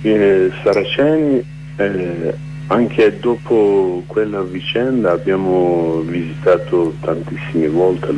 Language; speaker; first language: Italian; non-native, fluent; Kurdish